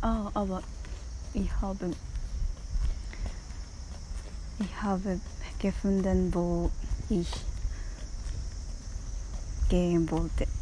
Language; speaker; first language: German; non-native, learner; Japanese